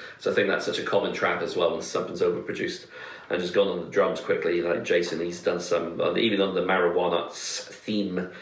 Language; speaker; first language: English; native; English